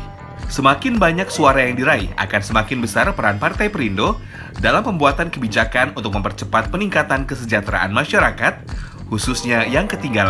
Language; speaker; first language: Indonesian; native; Indonesian